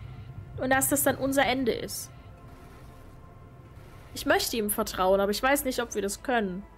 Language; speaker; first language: German; native; German